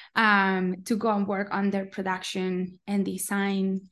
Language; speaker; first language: English; non-native, fluent; Spanish